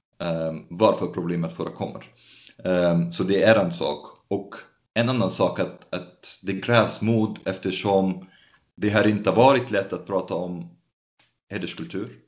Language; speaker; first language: Swedish; non-native, fluent; Arabic